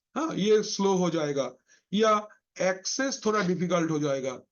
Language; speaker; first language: Hindi; non-native, local second language; Bangla